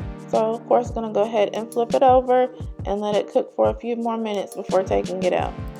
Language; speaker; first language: English; native; English